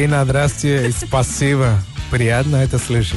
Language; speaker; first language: Russian; non-native, learner; Spanish